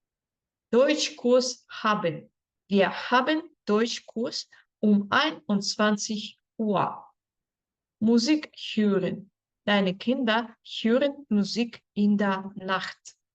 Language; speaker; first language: German; non-native, fluent; Spanish